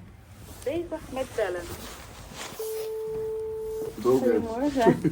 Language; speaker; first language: Dutch; non-native, learner; Filipino